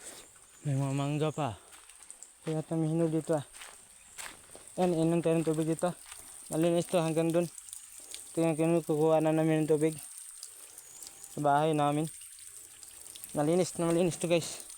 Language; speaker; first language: Filipino; non-native, local second language; Cebuano